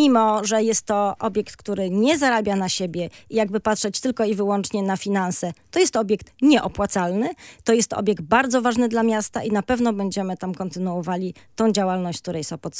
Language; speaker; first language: Polish; native; Polish